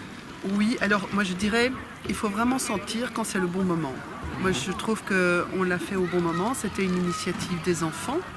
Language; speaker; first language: French; native; French